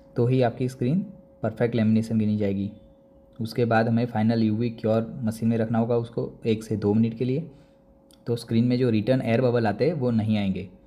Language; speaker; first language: Hindi; non-native, local second language; Gujarati